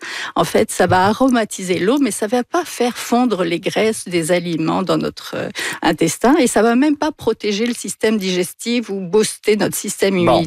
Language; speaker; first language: French; native; French